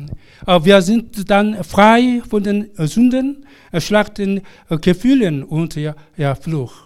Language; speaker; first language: German; non-native, fluent; Korean